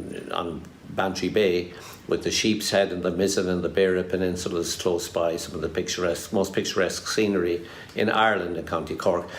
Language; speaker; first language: English; native; English